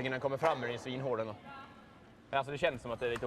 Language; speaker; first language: Swedish; native; Swedish